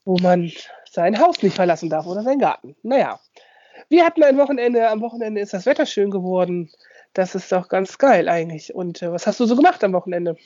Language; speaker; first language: German; native; German